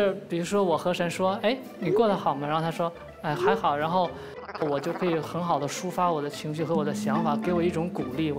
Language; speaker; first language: Chinese; native; Chinese